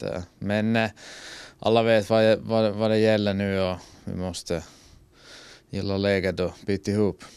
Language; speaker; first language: Swedish; non-native, fluent; Finnish